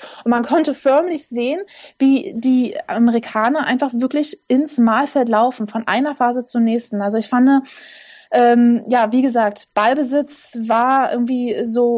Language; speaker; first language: German; native; German